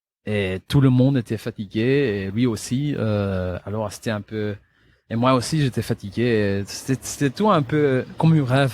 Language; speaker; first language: French; non-native, local second language; Dutch